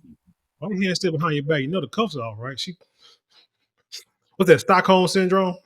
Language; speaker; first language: English; native; English